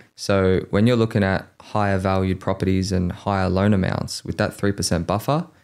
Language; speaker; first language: English; native; English